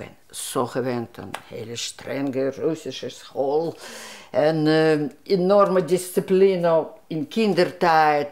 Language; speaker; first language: Dutch; non-native, fluent; Russian